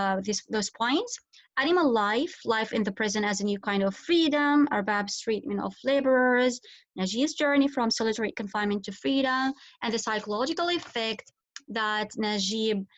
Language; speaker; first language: English; non-native, fluent; Arabic